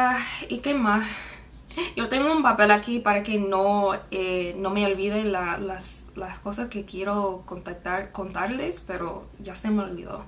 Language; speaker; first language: Spanish; non-native, fluent; English